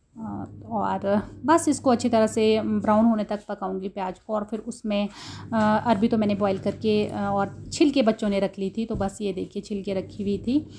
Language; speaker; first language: Hindi; non-native, local second language; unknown